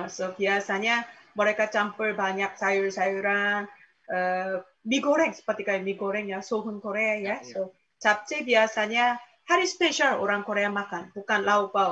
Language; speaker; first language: Indonesian; non-native, fluent; Korean